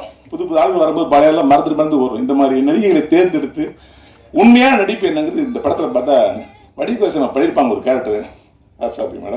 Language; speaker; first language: Tamil; native; Tamil